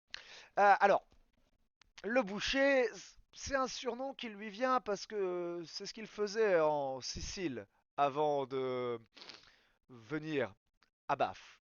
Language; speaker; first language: French; native; French